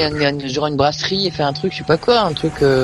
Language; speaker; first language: French; native; French